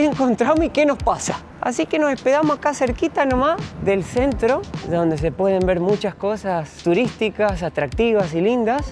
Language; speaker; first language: Spanish; native; Spanish